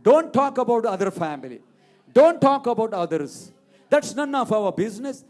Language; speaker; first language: English; non-native, local second language; Tamil